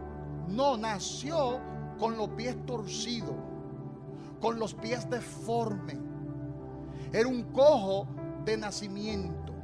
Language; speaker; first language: Spanish; native; Spanish